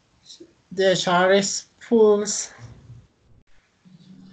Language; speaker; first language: English; non-native, learner; Spanish